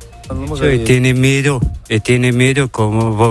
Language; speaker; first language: Spanish; non-native, learner; Arabic